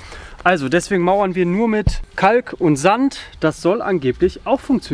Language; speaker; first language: German; native; German